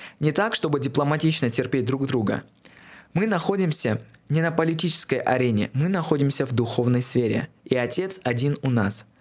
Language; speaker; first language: Russian; non-native, local second language; Armenian